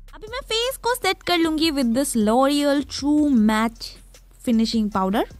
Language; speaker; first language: Hindi; non-native, local second language; Bangla